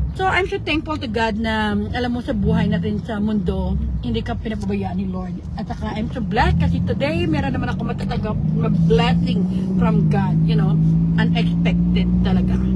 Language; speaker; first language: Filipino; native; Filipino